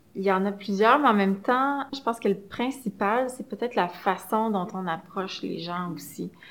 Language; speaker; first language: French; native; French